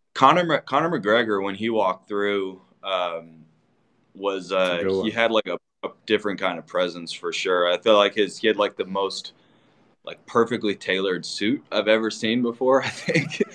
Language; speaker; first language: English; native; English